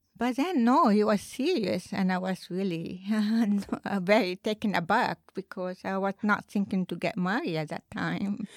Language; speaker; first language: English; non-native, fluent; Arabic